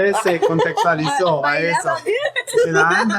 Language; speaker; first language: Spanish; non-native, fluent; English